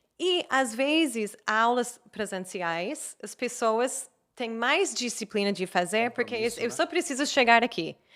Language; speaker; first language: Portuguese; non-native, fluent; English